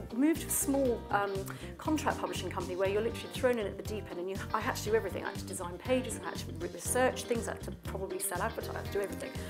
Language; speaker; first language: English; native; English